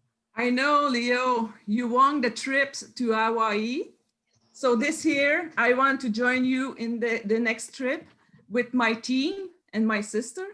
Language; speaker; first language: English; non-native, learner; French